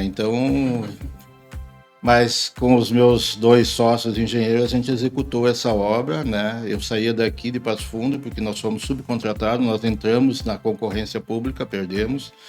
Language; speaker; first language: Portuguese; native; Portuguese